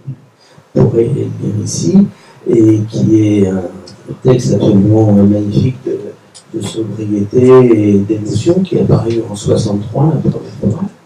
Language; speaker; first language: French; native; French